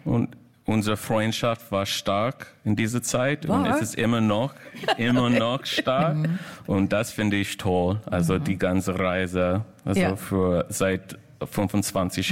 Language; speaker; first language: German; non-native, learner; English